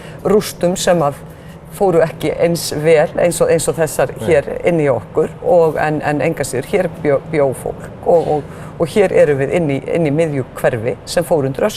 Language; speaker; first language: Icelandic; native; Icelandic